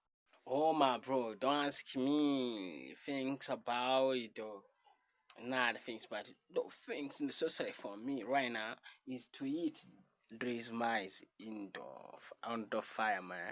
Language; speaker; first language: English; non-native, learner; Rundi